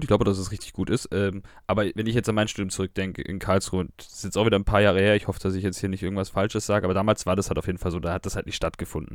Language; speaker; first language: German; native; German